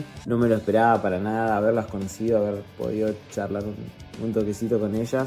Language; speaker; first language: Spanish; native; Spanish